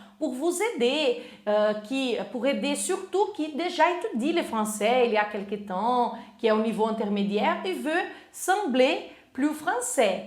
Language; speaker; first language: French; non-native, fluent; Portuguese